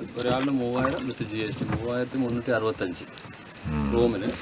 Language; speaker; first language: Malayalam; native; Malayalam